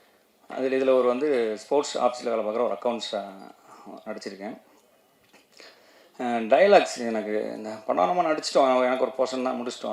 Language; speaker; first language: Tamil; native; Tamil